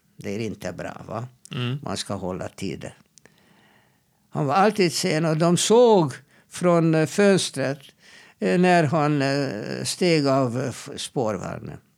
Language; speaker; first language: Swedish; non-native, fluent; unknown